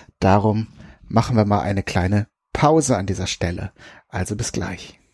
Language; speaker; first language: German; native; German